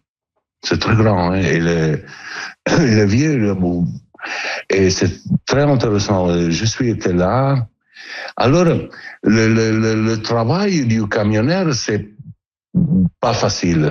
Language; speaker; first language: French; non-native, learner; Italian